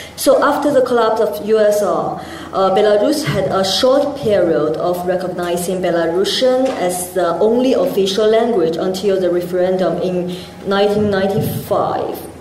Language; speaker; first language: English; non-native, fluent; Chinese